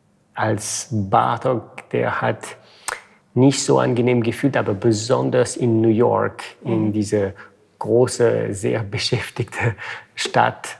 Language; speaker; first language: German; non-native, fluent; French